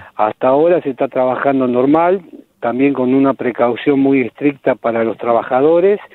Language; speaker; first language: Spanish; native; Spanish